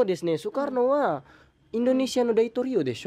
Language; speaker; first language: Japanese; non-native, learner; Indonesian